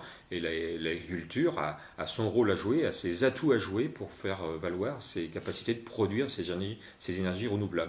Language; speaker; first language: French; native; French